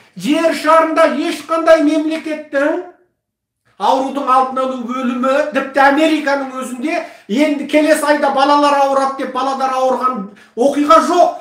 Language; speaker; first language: Kazakh; early bilingual, heritage; Kazakh